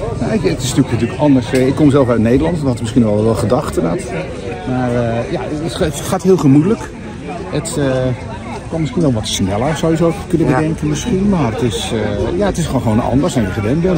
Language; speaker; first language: Dutch; native; Dutch